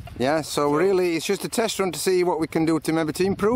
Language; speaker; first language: English; native; English